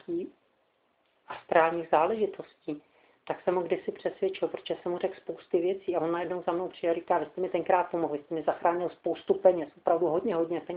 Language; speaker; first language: Czech; native; Czech